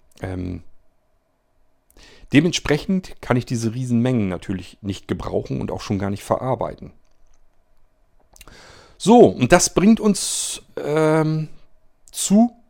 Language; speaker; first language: German; native; German